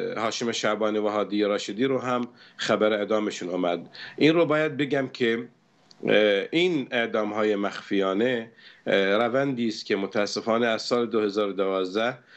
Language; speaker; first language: Persian; non-native, local second language; Arabic